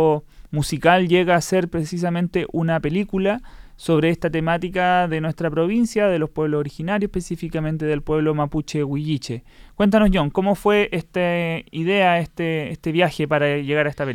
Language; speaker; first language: Spanish; native; Spanish